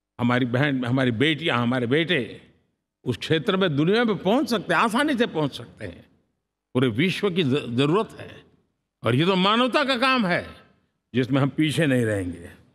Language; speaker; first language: Hindi; non-native, local second language; Gujarati